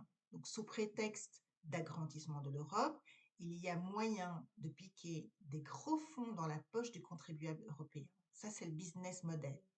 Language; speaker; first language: French; native; French